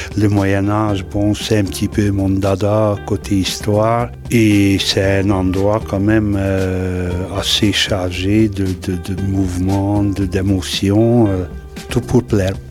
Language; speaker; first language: French; non-native, fluent; Hungarian